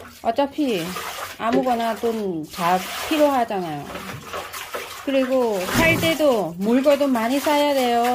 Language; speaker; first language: Korean; non-native, learner; Vietnamese